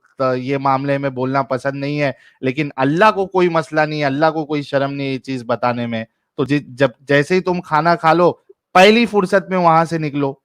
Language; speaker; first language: Hindi; native; Hindi